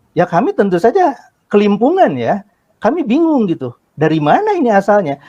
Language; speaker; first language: Indonesian; native; Indonesian